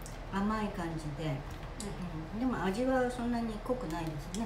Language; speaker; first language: Japanese; native; Japanese